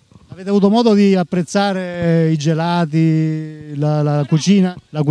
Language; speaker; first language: Italian; native; Italian